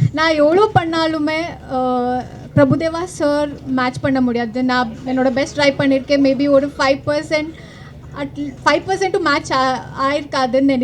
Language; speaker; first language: Tamil; non-native, learner; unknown